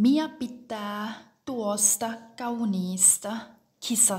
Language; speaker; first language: Finnish; non-native, fluent; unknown